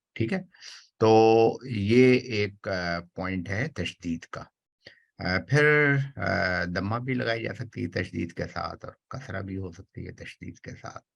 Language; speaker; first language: Urdu; native; Urdu